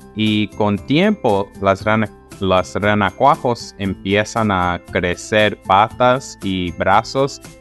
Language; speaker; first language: Spanish; early bilingual, heritage; Spanish